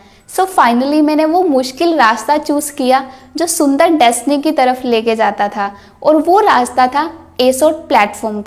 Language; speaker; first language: Hindi; native; Hindi